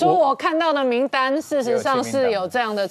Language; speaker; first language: Chinese; native; Chinese